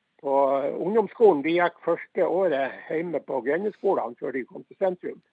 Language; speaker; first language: Norwegian; native; Norwegian